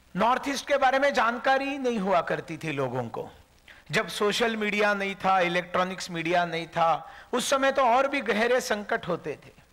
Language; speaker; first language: Hindi; non-native, local second language; Marathi